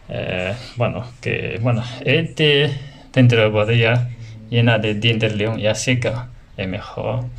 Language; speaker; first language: Spanish; non-native, learner; Chinese